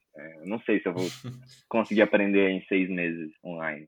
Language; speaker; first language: Portuguese; native; Portuguese